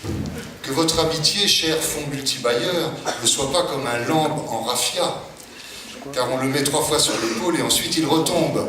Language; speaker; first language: French; native; French